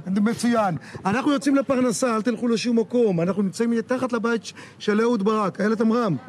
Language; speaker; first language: Hebrew; native; Hebrew